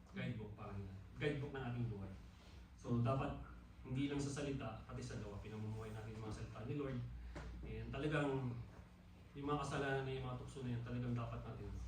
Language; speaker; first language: Filipino; non-native, local second language; Waray